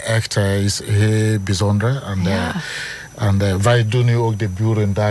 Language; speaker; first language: Dutch; non-native, fluent; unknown